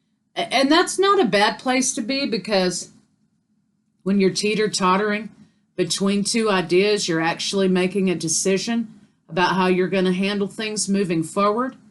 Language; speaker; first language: English; native; English